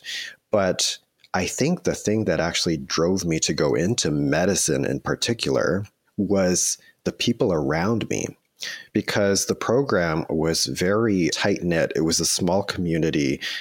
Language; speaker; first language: English; native; English